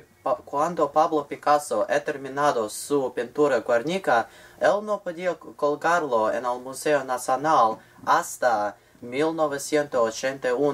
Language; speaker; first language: Spanish; non-native, learner; English